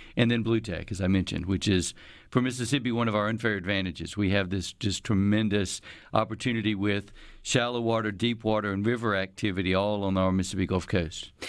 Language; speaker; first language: English; native; English